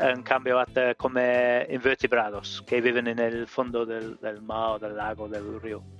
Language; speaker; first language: Spanish; non-native, learner; English